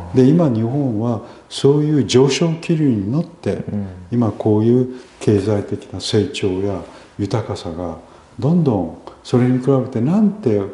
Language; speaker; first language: Japanese; early bilingual, other home language; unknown